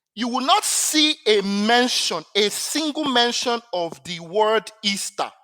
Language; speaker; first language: English; non-native, local second language; Yoruba